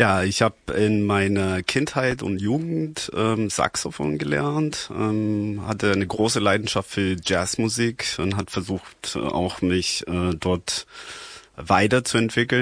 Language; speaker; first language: German; non-native, fluent; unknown